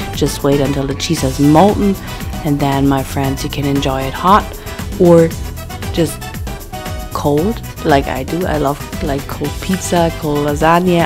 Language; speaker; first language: English; non-native, fluent; German